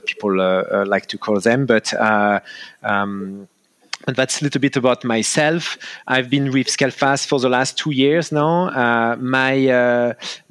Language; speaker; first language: English; non-native, fluent; French